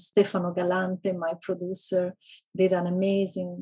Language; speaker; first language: English; non-native, fluent; Italian